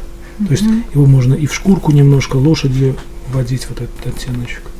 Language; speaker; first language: Russian; native; Russian